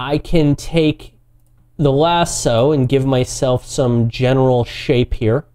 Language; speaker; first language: English; native; English